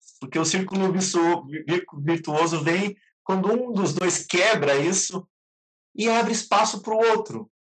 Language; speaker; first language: Portuguese; native; Portuguese